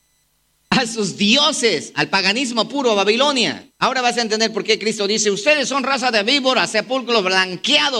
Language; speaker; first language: Spanish; native; Spanish